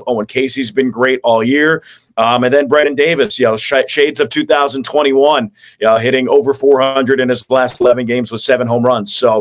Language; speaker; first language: English; native; English